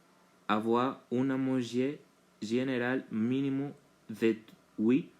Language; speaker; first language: French; non-native, learner; Spanish